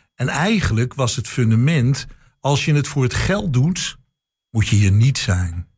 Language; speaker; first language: Dutch; native; Dutch